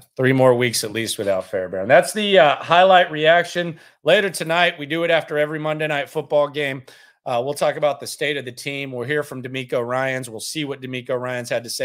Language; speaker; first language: English; native; English